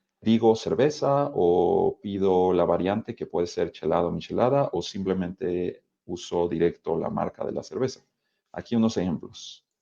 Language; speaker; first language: Spanish; native; Spanish